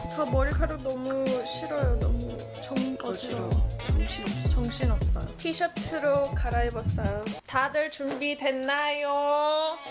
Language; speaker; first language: Korean; early bilingual, heritage; English